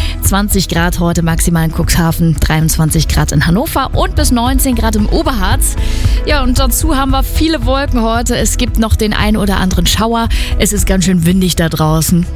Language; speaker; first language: German; native; German